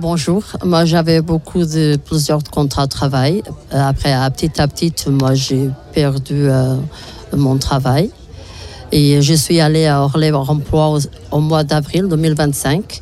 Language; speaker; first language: French; non-native, learner; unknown